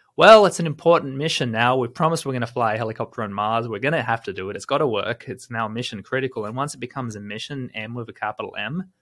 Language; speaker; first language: English; native; English